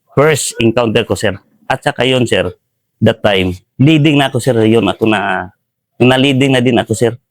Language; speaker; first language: Filipino; non-native, local second language; Cebuano